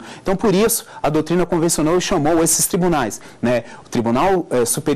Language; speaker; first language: Portuguese; native; Portuguese